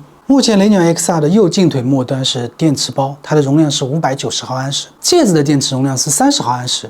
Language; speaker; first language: Chinese; native; Chinese